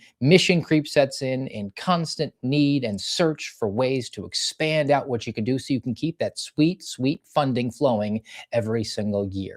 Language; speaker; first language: English; native; English